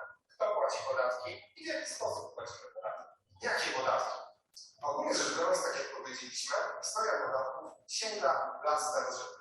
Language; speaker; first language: Polish; native; Polish